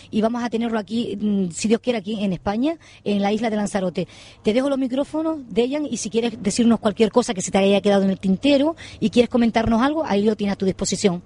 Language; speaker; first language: Spanish; native; Spanish